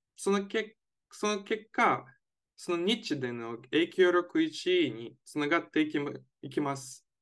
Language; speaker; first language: Japanese; non-native, fluent; Latvian